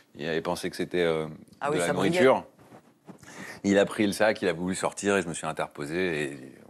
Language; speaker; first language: French; native; French